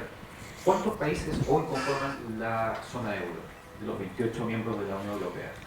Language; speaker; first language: Spanish; native; Spanish